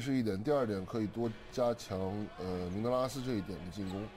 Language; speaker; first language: Chinese; native; Chinese